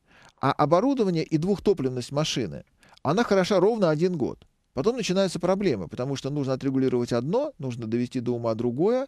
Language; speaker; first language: Russian; native; Russian